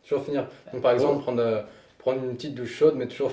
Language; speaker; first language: French; native; French